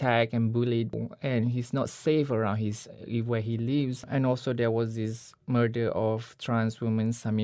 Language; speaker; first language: English; non-native, local second language; Malay